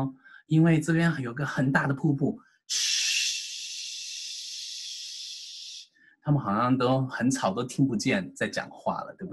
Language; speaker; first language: Chinese; native; Chinese